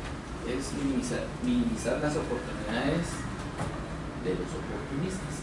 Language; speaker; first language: Spanish; native; Spanish